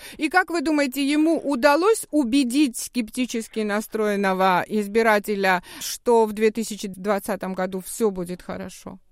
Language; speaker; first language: Russian; non-native, local second language; Georgian